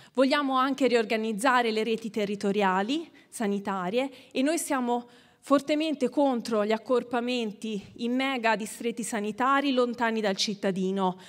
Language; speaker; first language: Italian; native; Italian